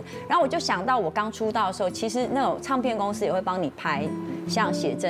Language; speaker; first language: Chinese; native; Chinese